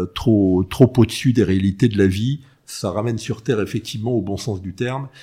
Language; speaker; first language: French; native; French